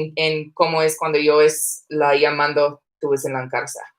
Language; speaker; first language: Spanish; non-native, learner; English